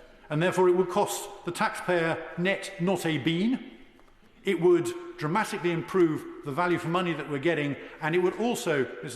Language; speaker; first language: English; native; English